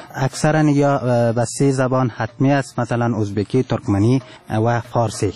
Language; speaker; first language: Persian; non-native, local second language; Turkmen